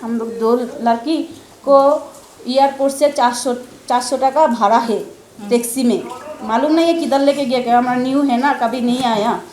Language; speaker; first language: Hindi; non-native, learner; Bangla